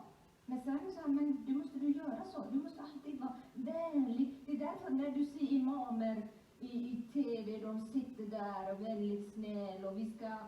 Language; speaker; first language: Swedish; non-native, fluent; Somali